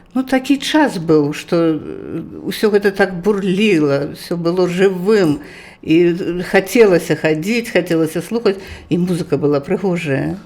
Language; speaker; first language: Belarusian; native; Belarusian